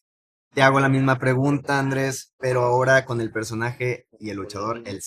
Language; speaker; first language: Spanish; native; Spanish